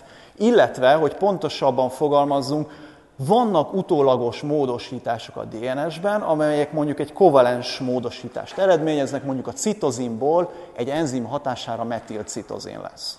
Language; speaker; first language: Hungarian; native; Hungarian